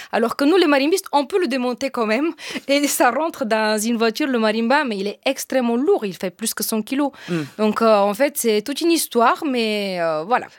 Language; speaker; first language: French; non-native, fluent; Bulgarian